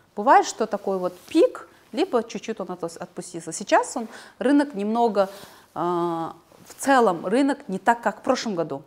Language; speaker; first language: Russian; non-native, local second language; Kazakh